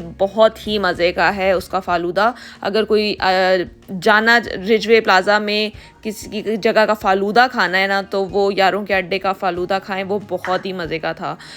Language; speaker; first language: Urdu; native; Urdu